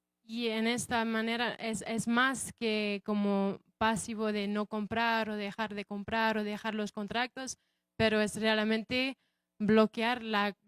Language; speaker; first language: Spanish; non-native, fluent; English